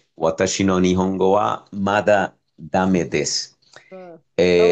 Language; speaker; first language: Japanese; non-native, learner; Spanish